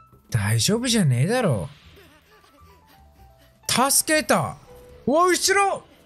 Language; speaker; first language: Japanese; non-native, fluent; English